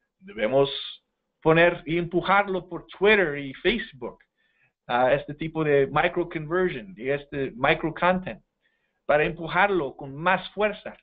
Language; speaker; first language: Spanish; non-native, fluent; English